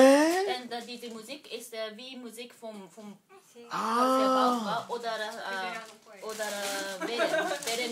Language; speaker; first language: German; non-native, learner; Japanese